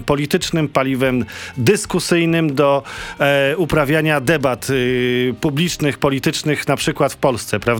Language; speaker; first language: Polish; native; Polish